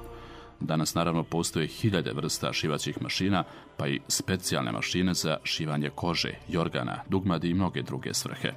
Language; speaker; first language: Croatian; native; Croatian